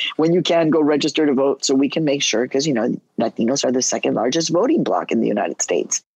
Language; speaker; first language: English; early bilingual, other home language; Spanish